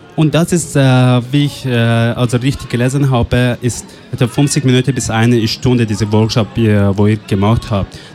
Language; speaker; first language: German; non-native, fluent; Persian